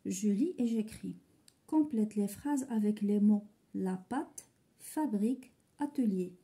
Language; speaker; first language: French; non-native, local second language; Arabic